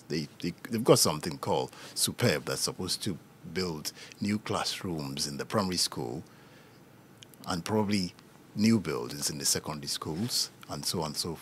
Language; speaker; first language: English; non-native, local second language; Yoruba